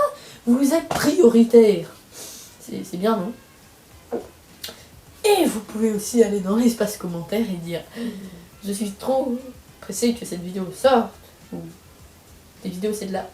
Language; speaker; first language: French; native; French